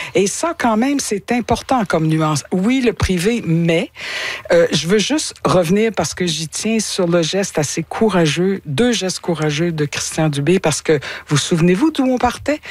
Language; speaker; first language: French; native; French